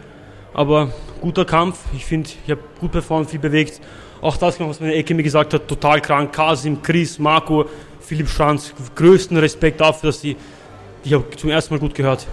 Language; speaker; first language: German; native; German